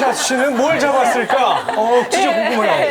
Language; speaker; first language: Korean; native; Korean